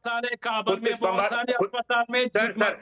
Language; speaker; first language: Hindi; non-native, fluent; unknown